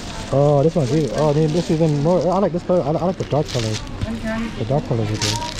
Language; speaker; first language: English; native; English